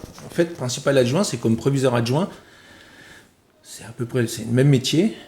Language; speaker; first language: French; native; French